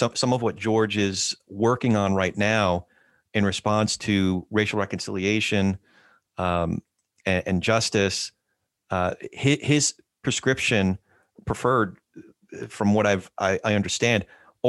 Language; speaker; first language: English; native; English